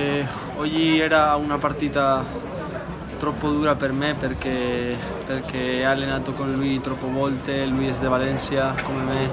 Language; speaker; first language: Italian; non-native, learner; Spanish